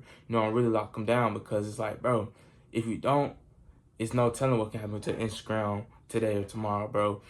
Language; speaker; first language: English; native; English